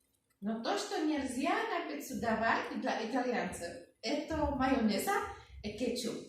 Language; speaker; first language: Russian; non-native, learner; Czech